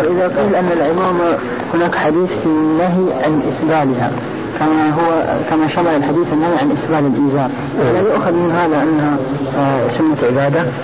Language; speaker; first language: Arabic; native; Arabic